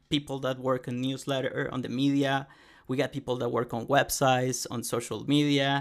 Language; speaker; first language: English; native; English